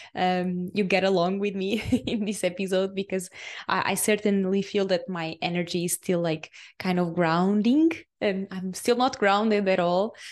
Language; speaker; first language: English; non-native, fluent; Portuguese